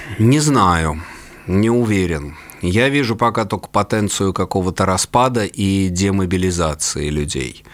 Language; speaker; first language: Russian; native; Russian